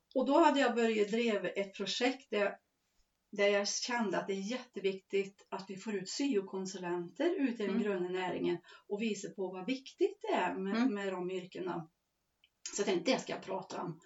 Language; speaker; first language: Swedish; native; Swedish